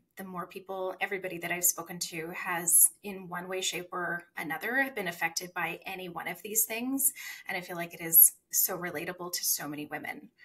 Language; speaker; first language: English; native; English